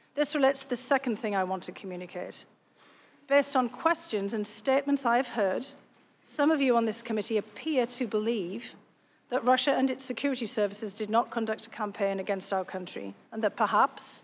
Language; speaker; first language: English; native; English